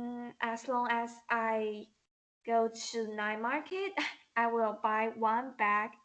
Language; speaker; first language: English; non-native, learner; Chinese